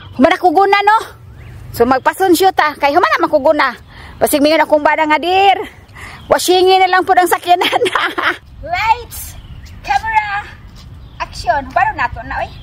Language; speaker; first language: Filipino; non-native, local second language; Cebuano